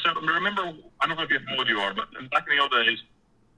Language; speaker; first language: English; native; English